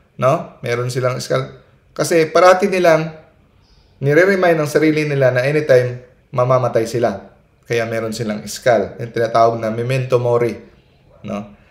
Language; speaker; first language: Filipino; non-native, local second language; Cebuano